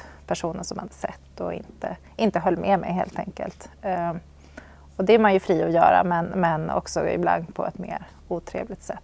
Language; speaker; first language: Swedish; native; Swedish